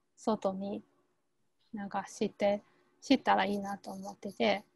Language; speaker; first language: Japanese; non-native, fluent; Chinese